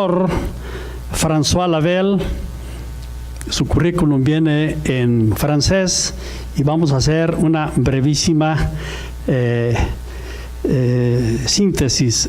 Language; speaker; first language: Spanish; native; Spanish